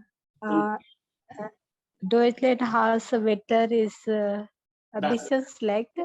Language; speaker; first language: German; non-native, learner; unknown